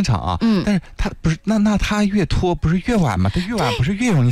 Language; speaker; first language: Chinese; native; Chinese